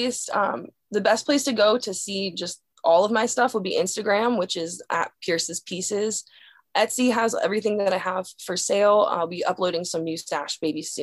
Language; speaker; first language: English; native; English